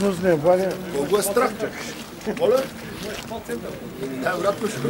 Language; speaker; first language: Bulgarian; native; Bulgarian